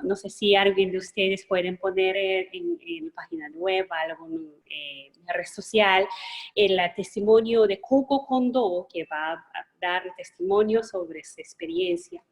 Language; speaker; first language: Spanish; non-native, fluent; Japanese